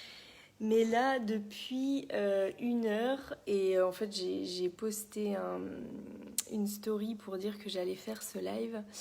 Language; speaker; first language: French; native; French